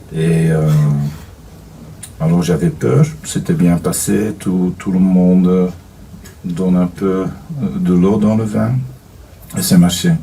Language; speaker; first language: French; non-native, fluent; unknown